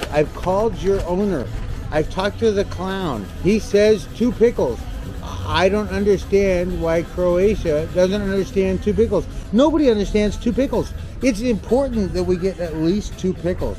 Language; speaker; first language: English; native; English